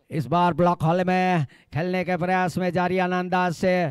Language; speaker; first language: Hindi; non-native, local second language; Gujarati